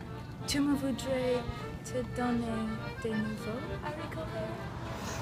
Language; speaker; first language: French; non-native, learner; English